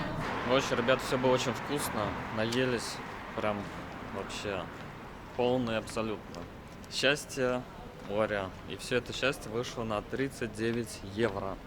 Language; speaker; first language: Russian; native; Russian